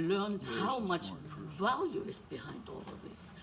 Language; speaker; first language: English; non-native, fluent; German